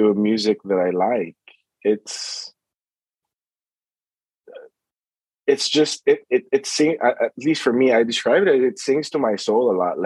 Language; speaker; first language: English; non-native, local second language; Filipino